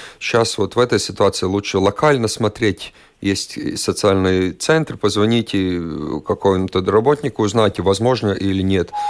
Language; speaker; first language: Russian; non-native, local second language; Latvian